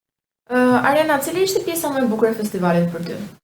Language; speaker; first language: Albanian; native; Albanian